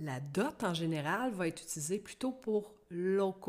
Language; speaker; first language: French; native; French